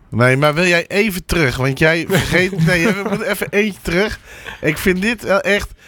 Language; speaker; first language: Dutch; native; Dutch